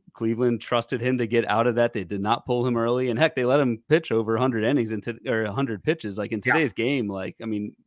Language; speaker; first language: English; native; English